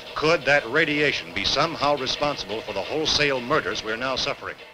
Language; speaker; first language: English; non-native, fluent; Danish